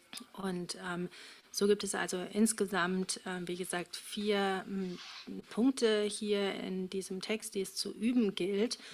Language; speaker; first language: German; native; German